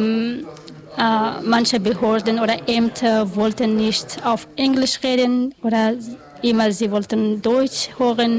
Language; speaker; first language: German; non-native, learner; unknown